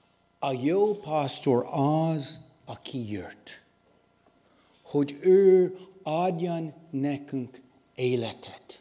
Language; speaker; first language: Hungarian; non-native, learner; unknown